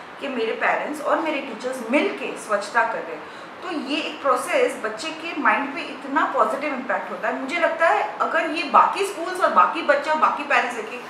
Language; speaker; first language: Hindi; non-native, local second language; Gujarati